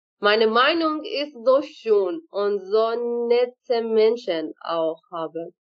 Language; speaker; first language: German; non-native, learner; Persian